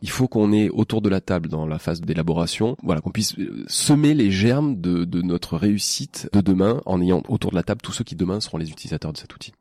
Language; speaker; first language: French; native; French